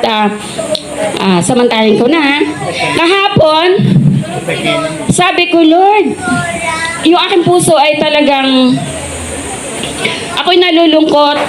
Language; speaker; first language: Filipino; native; Filipino